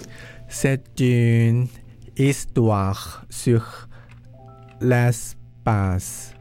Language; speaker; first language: French; non-native, learner; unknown